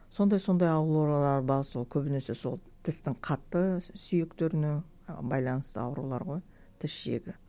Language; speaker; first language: Kazakh; native; Kazakh